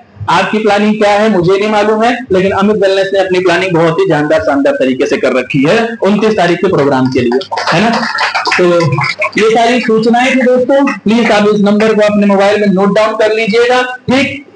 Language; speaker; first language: Hindi; native; Hindi